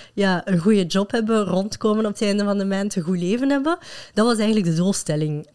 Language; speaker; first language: Dutch; non-native, local second language; French